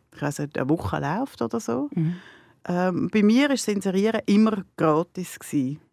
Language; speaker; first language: German; native; German